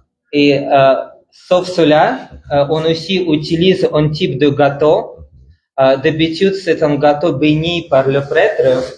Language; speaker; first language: French; non-native, fluent; Russian